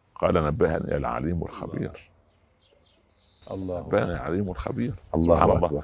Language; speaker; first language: Arabic; native; Arabic